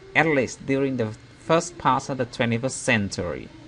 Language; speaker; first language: English; non-native, fluent; Vietnamese